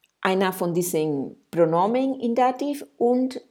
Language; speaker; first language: German; non-native, fluent; Spanish